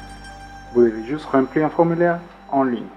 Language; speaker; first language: French; non-native, learner; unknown